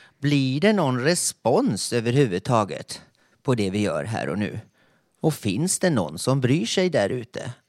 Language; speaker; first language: Swedish; native; Swedish